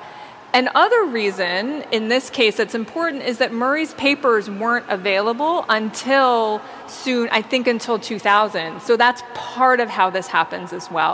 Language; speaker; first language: English; native; English